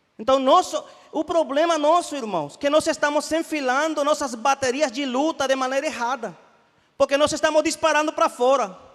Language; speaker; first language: Portuguese; non-native, fluent; Spanish